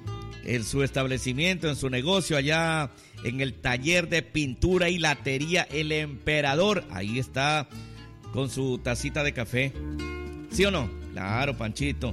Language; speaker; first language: Spanish; native; Spanish